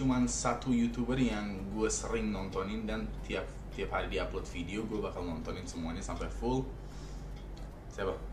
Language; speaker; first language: Indonesian; non-native, fluent; English